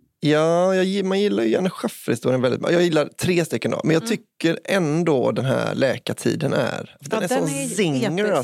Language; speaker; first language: Swedish; native; Swedish